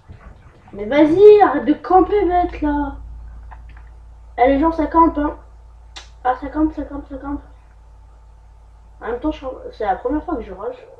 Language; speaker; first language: French; native; French